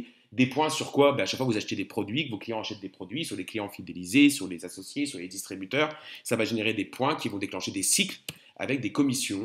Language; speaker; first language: French; native; French